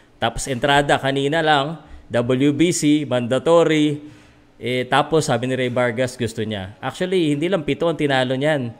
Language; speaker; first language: Filipino; native; Filipino